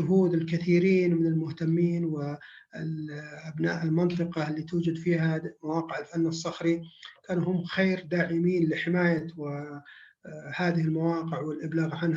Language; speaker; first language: Arabic; native; Arabic